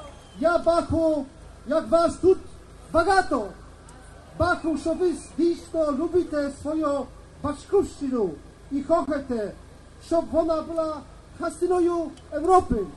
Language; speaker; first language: Ukrainian; non-native, learner; Polish